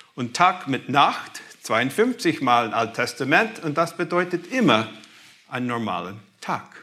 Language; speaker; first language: German; non-native, fluent; English